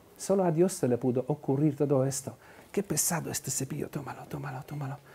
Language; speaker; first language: Spanish; non-native, fluent; Polish